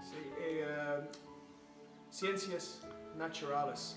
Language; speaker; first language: Spanish; non-native, learner; English